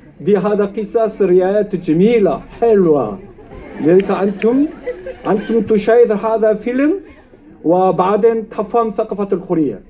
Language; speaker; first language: Arabic; non-native, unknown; Korean